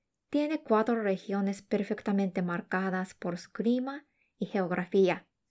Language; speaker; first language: Spanish; non-native, fluent; Japanese